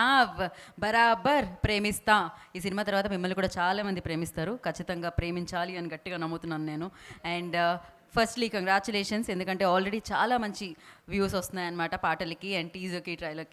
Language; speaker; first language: Telugu; native; Telugu